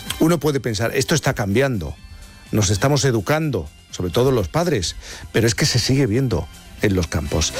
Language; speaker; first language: Spanish; native; Spanish